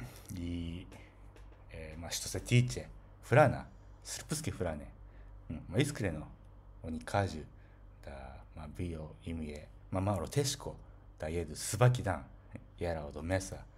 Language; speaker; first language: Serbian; non-native, fluent; Japanese